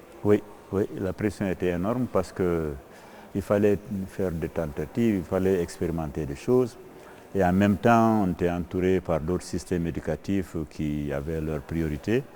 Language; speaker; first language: French; non-native, local second language; Fula